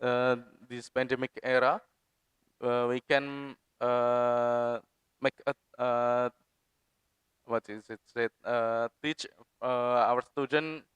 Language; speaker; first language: English; non-native, fluent; Indonesian